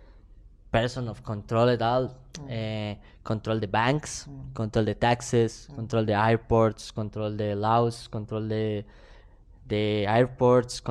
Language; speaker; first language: English; non-native, learner; Spanish